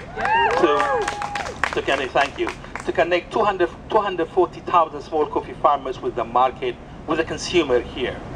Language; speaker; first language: English; non-native, fluent; Amharic